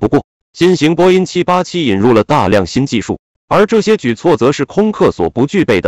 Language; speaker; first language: Chinese; native; Chinese